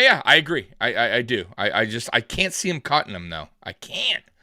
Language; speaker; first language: English; native; English